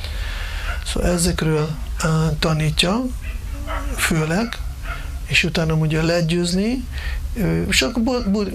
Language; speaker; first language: Hungarian; non-native, fluent; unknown